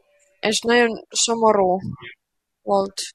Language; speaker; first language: Hungarian; non-native, learner; Finnish